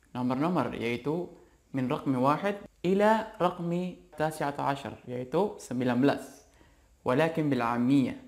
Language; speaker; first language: Arabic; non-native, learner; Indonesian